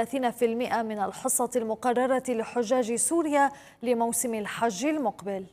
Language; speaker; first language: Arabic; native; Arabic